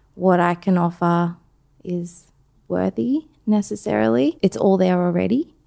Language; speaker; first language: English; native; English